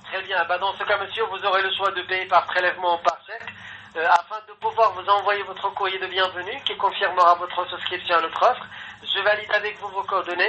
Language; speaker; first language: French; native; French